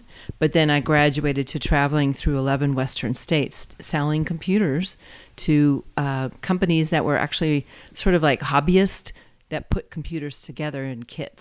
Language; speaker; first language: English; native; English